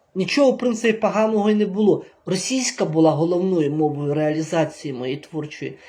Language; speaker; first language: Ukrainian; native; Ukrainian